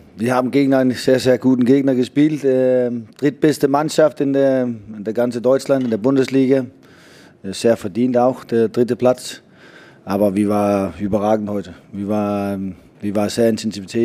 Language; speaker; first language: German; non-native, fluent; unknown